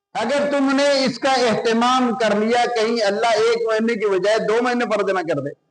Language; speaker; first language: Urdu; non-native, local second language; Punjabi